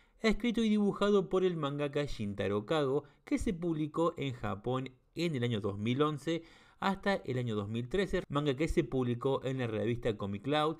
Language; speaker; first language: Spanish; native; Spanish